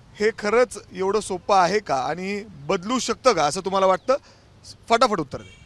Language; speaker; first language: Marathi; native; Marathi